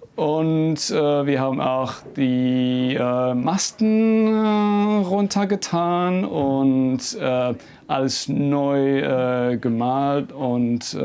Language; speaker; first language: German; non-native, fluent; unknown